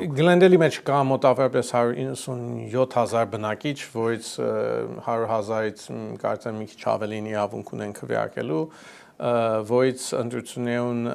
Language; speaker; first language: Armenian; early bilingual, heritage; Armenian